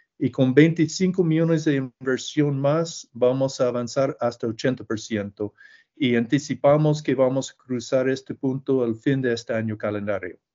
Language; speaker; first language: Spanish; non-native, learner; English